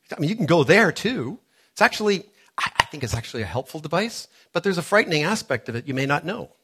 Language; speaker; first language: English; native; English